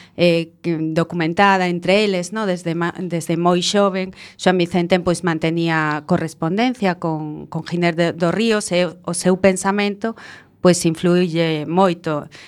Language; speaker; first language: Galician; non-native, local second language; Spanish